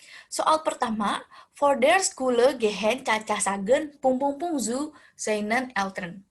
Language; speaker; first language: German; non-native, learner; Indonesian